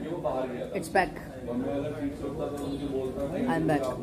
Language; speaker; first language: English; non-native, learner; Hindi